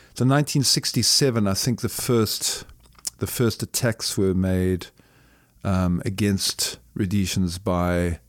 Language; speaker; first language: English; native; English